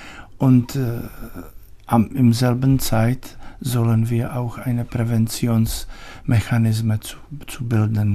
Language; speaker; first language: German; non-native, learner; Czech